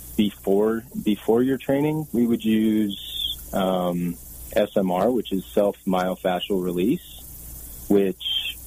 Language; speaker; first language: English; native; English